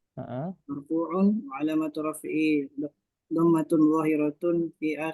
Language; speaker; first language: Arabic; non-native, learner; Indonesian